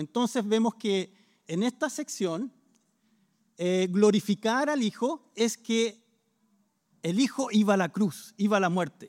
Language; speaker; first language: Spanish; native; Spanish